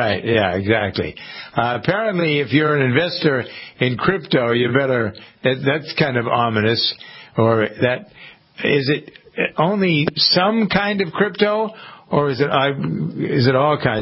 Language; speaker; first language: English; native; English